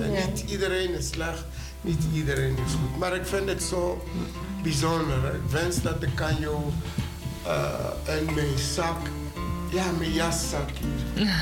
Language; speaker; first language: Dutch; non-native, fluent; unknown